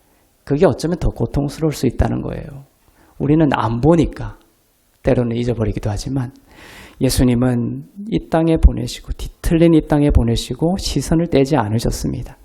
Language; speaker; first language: Korean; native; Korean